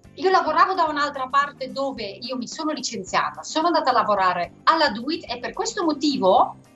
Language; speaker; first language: Italian; non-native, fluent; Dutch